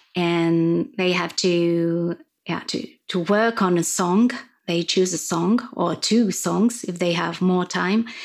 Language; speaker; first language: English; non-native, fluent; French